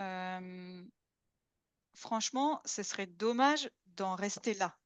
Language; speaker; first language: French; native; French